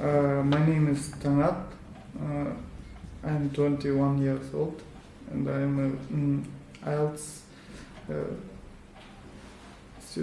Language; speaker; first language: English; non-native, learner; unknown